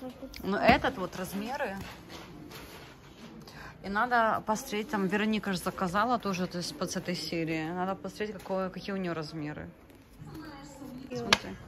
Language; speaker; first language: Russian; native; Russian